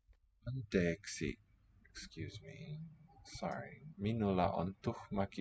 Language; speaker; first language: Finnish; non-native, learner; English